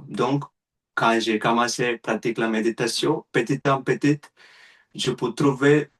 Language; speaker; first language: French; non-native, learner; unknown